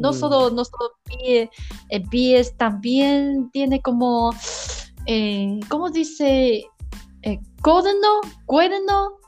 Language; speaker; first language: Spanish; non-native, learner; Chinese